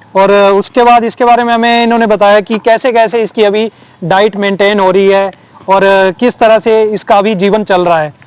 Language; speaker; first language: Hindi; native; Hindi